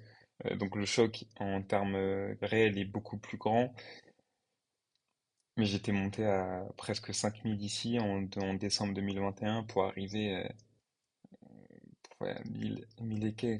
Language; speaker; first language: French; native; French